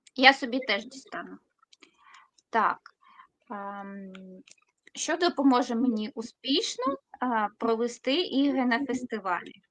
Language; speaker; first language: Ukrainian; non-native, local second language; Russian